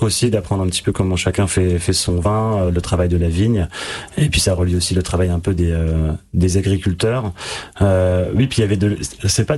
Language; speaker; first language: French; native; French